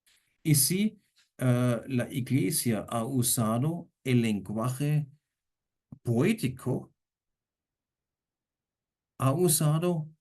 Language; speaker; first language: Spanish; non-native, fluent; German